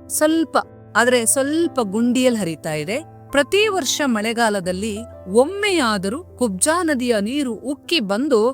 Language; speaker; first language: Kannada; non-native, local second language; Tulu